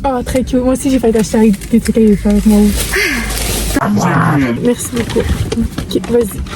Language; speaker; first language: French; native; French